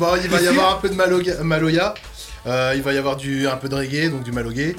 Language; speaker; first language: French; native; French